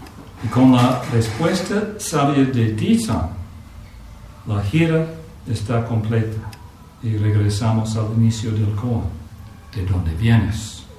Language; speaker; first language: Spanish; non-native, fluent; English